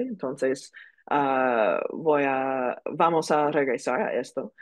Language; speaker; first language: Spanish; non-native, learner; English